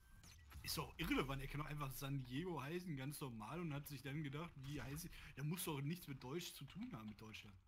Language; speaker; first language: German; native; German